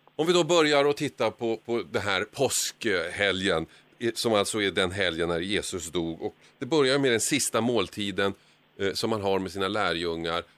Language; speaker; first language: Swedish; native; Swedish